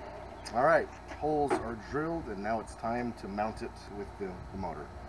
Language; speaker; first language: English; native; English